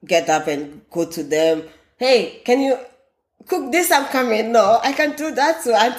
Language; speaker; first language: English; non-native, local second language; Ewe